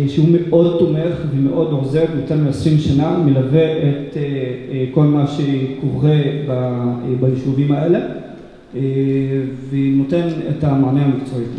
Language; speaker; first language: Hebrew; non-native, local second language; Arabic